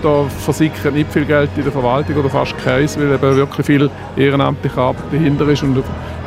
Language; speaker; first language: German; native; German